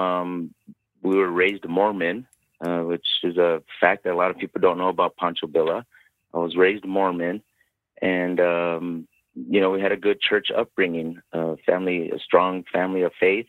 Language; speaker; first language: English; native; English